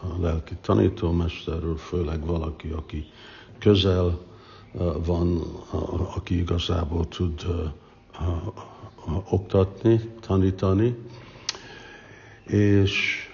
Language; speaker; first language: Hungarian; early bilingual, heritage; English